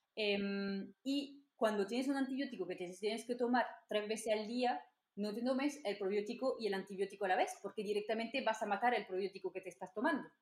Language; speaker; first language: Spanish; non-native, fluent; French